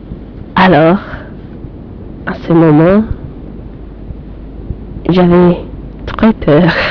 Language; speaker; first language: French; non-native, learner; English